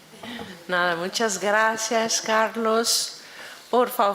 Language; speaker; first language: Spanish; non-native, fluent; Portuguese